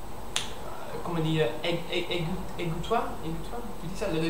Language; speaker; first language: French; non-native, learner; English